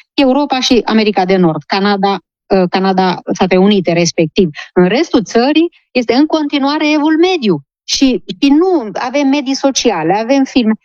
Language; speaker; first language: Romanian; native; Romanian